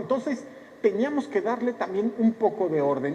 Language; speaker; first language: Spanish; native; Spanish